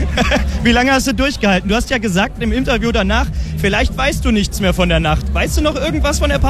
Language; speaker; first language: German; native; German